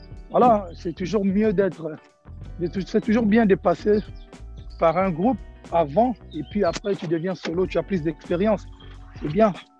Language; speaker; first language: French; non-native, local second language; Lingala